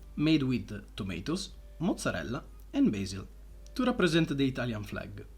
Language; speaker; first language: English; non-native, fluent; Italian